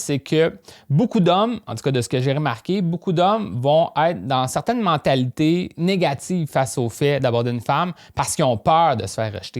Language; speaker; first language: French; native; French